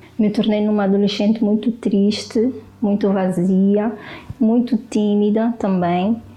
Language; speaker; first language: Portuguese; native; Portuguese